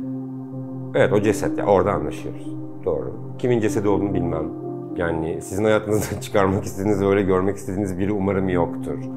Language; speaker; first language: Turkish; native; Turkish